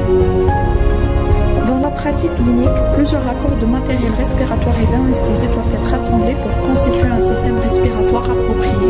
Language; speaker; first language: French; non-native, local second language; Arabic